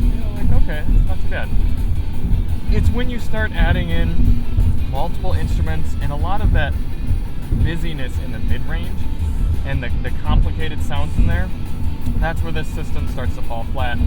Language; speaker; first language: English; native; English